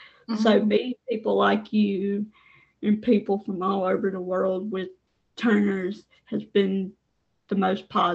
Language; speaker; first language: English; native; English